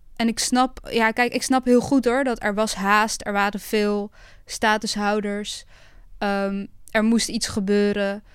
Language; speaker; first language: Dutch; early bilingual, other home language; Bosnian